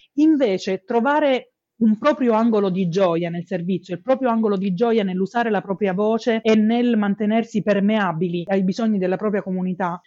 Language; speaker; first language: Italian; native; Italian